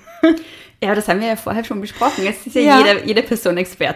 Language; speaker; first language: German; native; German